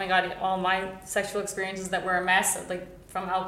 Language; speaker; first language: English; native; English